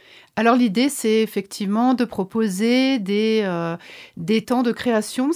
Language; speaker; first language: French; native; French